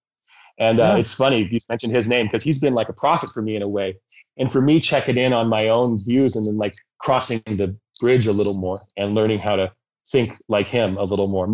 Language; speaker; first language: English; native; English